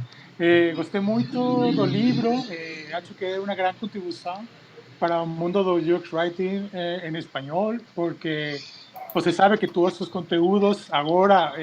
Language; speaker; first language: Portuguese; non-native, fluent; Spanish